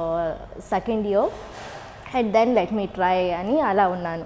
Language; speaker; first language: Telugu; non-native, learner; Kannada